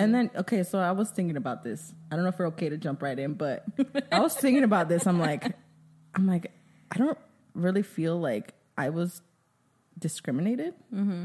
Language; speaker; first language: English; early bilingual, other home language; Spanish